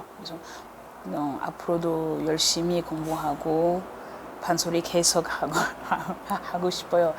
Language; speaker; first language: Korean; non-native, learner; French